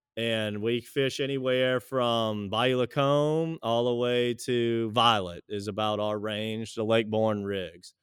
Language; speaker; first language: English; native; English